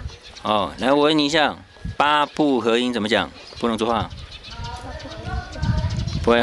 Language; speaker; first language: Chinese; native; Chinese